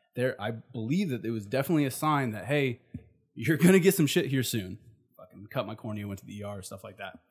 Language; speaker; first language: English; native; English